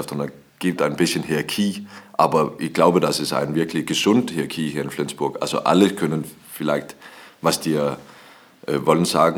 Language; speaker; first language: German; non-native, learner; Danish